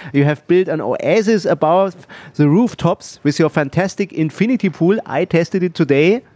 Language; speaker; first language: English; non-native, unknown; German